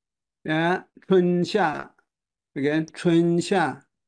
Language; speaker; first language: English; non-native, learner; Chinese